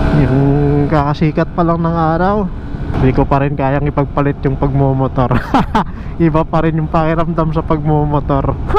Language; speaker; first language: Filipino; native; Filipino